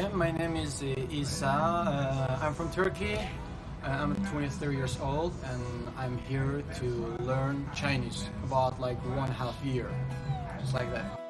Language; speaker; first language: English; non-native, fluent; Turkish